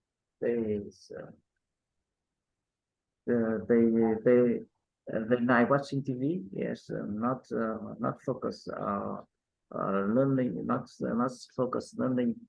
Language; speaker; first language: English; non-native, learner; Vietnamese